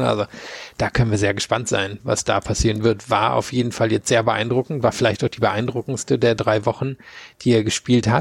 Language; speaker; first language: German; native; German